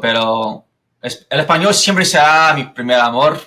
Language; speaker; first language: Spanish; non-native, fluent; English